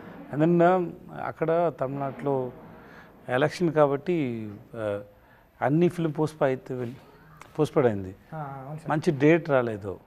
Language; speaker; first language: Telugu; non-native, learner; Tamil